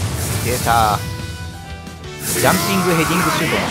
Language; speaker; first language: Japanese; native; Japanese